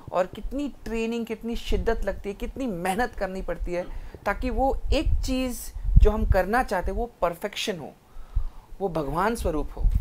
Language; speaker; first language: Hindi; non-native, local second language; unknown